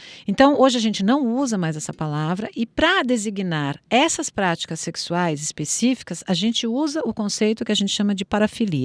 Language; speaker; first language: Portuguese; native; Portuguese